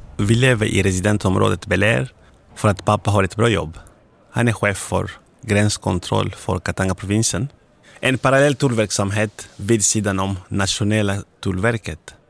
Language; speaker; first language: Swedish; non-native, fluent; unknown